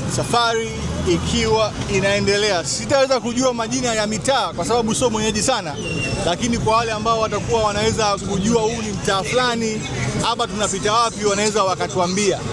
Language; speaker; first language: Swahili; native; Swahili